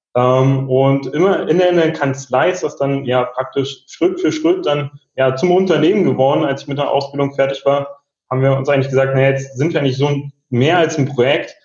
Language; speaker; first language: German; native; German